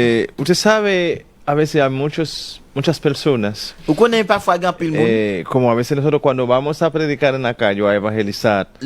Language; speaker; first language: Spanish; non-native, fluent; Haitian Creole